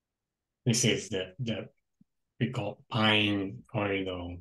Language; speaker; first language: English; non-native, local second language; Japanese